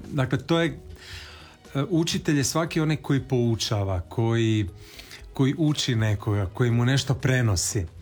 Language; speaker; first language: Croatian; native; Croatian